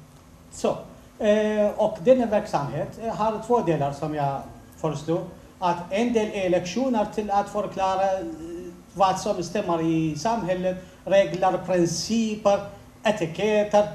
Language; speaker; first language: Swedish; non-native, fluent; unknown